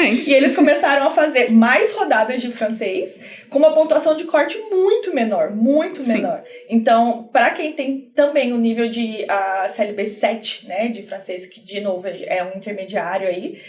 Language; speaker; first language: Portuguese; native; Portuguese